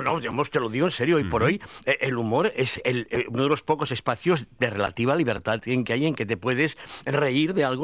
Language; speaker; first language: Spanish; native; Spanish